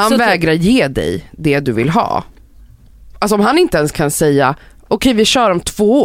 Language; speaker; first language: Swedish; native; Swedish